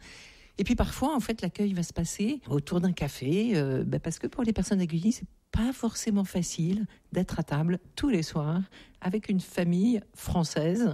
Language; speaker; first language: French; native; French